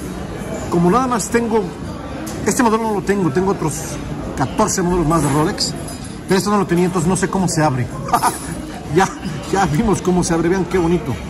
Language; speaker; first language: Spanish; native; Spanish